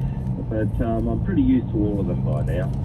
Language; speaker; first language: English; native; English